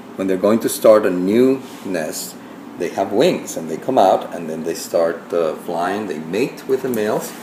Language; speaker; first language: English; non-native, fluent; Spanish